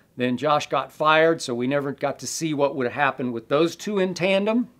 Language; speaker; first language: English; native; English